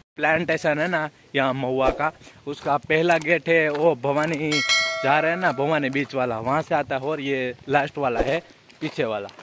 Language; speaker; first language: Hindi; non-native, local second language; Gujarati